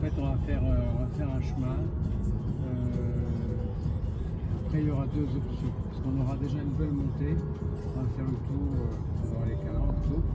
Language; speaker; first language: French; native; French